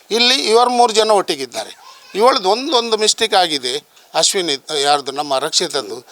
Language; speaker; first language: Kannada; non-native, local second language; Tulu